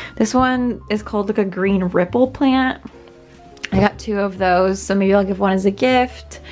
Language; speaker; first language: English; native; English